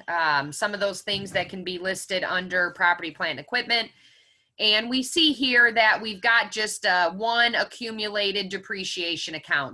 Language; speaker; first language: English; native; English